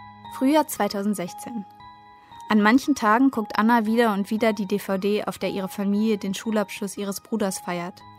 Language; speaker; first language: German; native; German